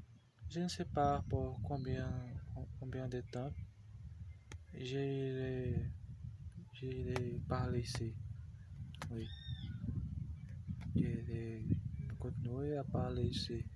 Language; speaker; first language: French; non-native, learner; Portuguese